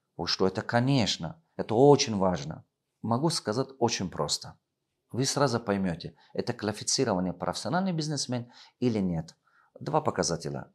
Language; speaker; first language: Russian; non-native, local second language; Tajik